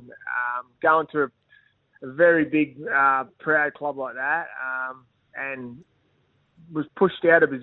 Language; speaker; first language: English; native; English